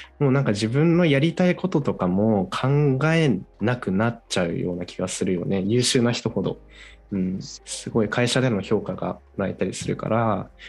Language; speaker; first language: Japanese; native; Japanese